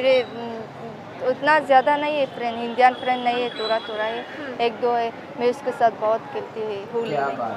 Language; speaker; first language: Hindi; non-native, learner; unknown